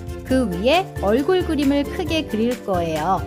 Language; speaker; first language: Korean; native; Korean